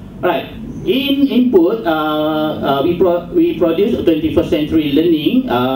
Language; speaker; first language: English; non-native, local second language; Malay